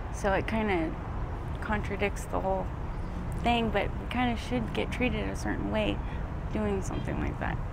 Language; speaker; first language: English; native; English